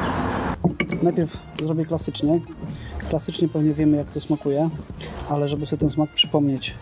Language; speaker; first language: Polish; native; Polish